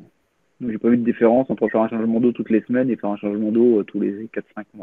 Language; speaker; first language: French; native; French